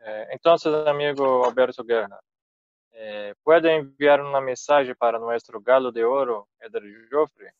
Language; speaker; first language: Spanish; non-native, fluent; Portuguese